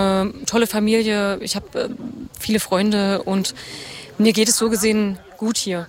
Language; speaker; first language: German; native; German